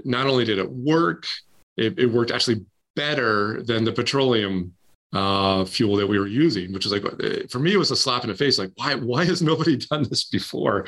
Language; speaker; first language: English; native; English